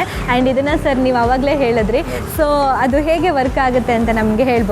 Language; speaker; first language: Kannada; native; Kannada